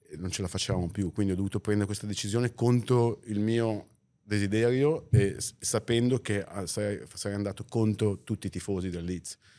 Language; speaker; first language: Italian; native; Italian